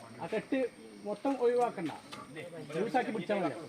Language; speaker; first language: Malayalam; native; Malayalam